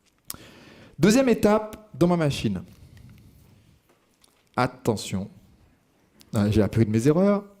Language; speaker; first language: French; native; French